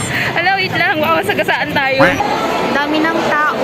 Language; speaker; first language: Filipino; native; Filipino